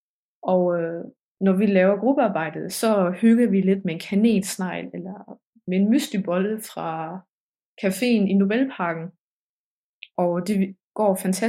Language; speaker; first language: Danish; early bilingual, heritage; Danish